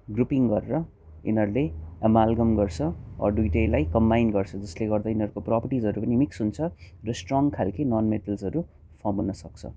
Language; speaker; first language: Nepali; non-native, local second language; Hindi